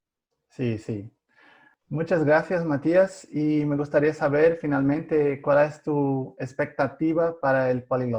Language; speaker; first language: Spanish; non-native, fluent; Portuguese